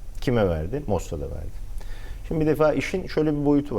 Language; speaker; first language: Turkish; native; Turkish